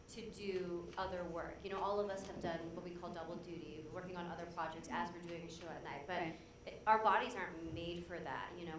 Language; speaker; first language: English; native; English